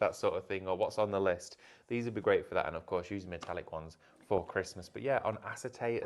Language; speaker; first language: English; native; English